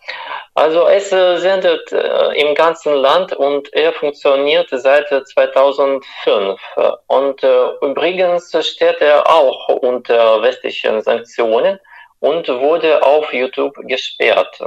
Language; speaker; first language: German; non-native, fluent; Russian